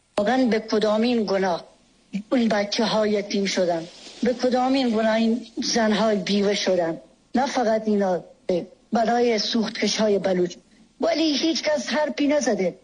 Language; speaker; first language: Persian; non-native, local second language; Baluchi